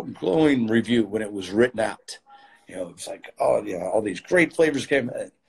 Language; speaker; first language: English; native; English